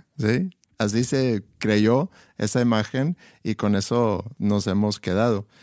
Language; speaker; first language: Spanish; non-native, fluent; Swedish